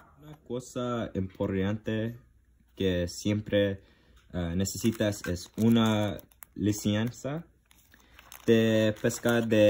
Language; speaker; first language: Spanish; non-native, learner; English